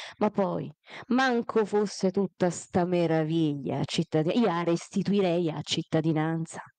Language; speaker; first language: Italian; early bilingual, other home language; Amharic